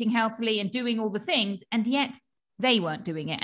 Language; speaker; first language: English; native; English